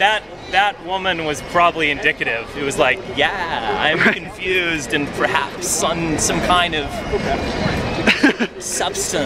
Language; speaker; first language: English; native; English